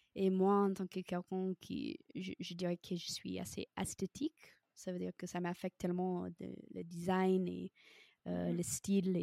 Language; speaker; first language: French; non-native, fluent; English